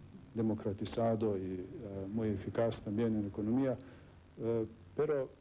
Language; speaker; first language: Spanish; non-native, fluent; Slovenian